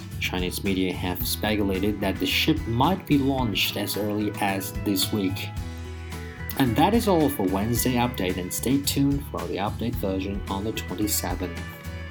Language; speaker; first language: English; non-native, fluent; Chinese